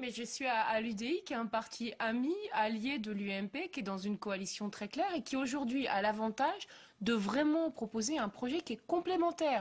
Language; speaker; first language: French; native; French